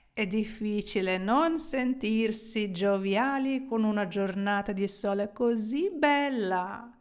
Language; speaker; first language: Italian; non-native, fluent; Ukrainian